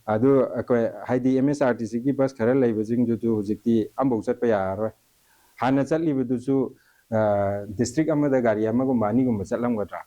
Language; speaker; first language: Manipuri; native; Manipuri